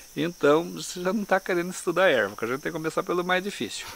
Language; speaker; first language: Portuguese; native; Portuguese